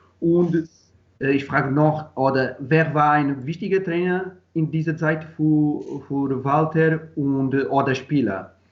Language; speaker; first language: German; non-native, learner; Portuguese